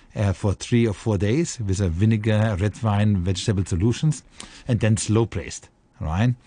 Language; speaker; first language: English; non-native, fluent; German